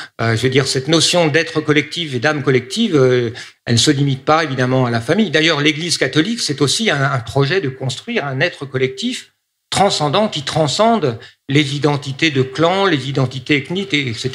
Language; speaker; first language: French; native; French